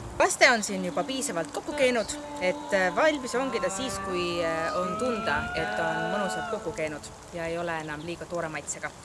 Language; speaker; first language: Estonian; non-native, local second language; Russian